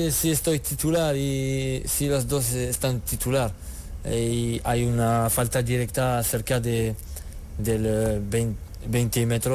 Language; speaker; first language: Spanish; non-native, learner; French